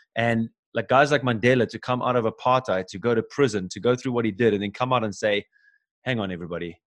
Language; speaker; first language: English; native; English